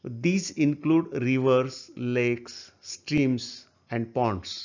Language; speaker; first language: English; non-native, local second language; Marathi